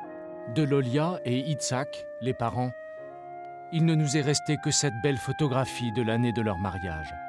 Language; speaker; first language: French; native; French